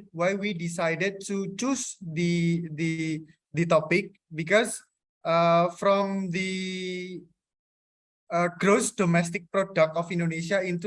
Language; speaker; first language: English; non-native, fluent; Indonesian